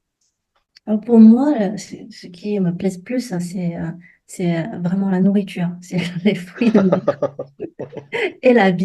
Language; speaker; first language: French; non-native, fluent; Chinese